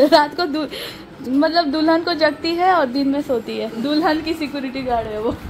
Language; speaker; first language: Hindi; non-native, local second language; Odia